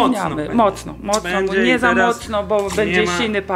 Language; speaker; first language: Polish; native; Polish